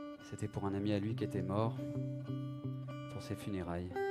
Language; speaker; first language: French; non-native, local second language; English